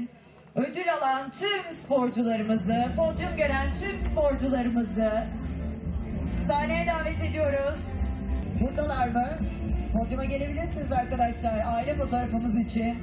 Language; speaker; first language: Turkish; native; Turkish